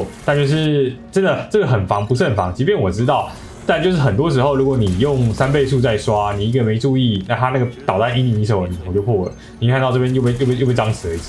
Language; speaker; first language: Chinese; native; Chinese